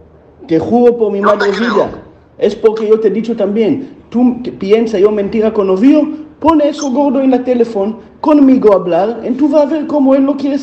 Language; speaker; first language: Spanish; non-native, learner; Hebrew